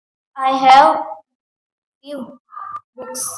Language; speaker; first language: English; non-native, learner; Hindi